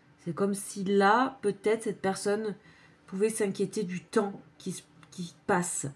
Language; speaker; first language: French; native; French